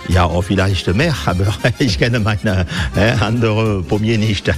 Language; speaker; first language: German; non-native, learner; French